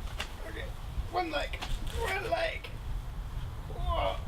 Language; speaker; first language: English; native; English